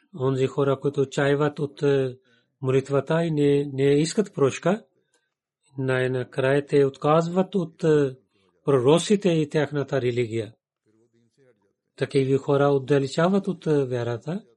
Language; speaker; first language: Bulgarian; non-native, learner; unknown